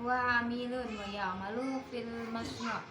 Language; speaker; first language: Arabic; non-native, learner; Indonesian